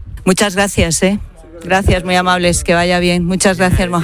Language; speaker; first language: Spanish; native; Spanish